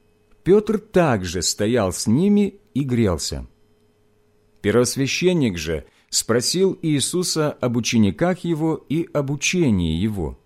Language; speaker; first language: Russian; native; Russian